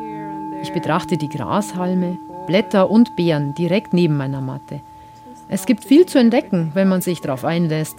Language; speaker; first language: German; native; German